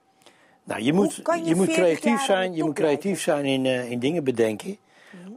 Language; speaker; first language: Dutch; native; Dutch